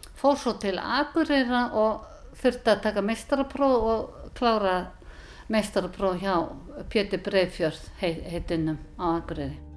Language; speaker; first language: Icelandic; native; Icelandic